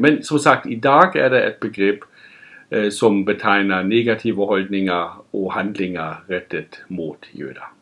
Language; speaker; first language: Norwegian; non-native, fluent; German